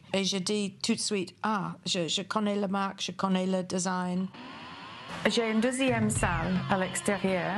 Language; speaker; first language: French; non-native, fluent; English